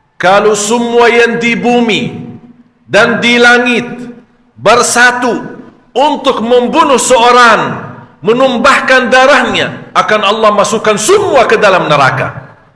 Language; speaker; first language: Malay; non-native, fluent; Arabic